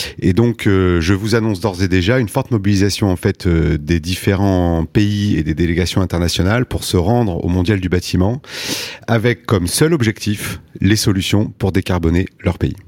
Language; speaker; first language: French; native; French